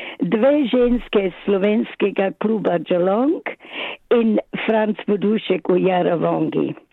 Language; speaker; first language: Slovenian; early bilingual, other home language; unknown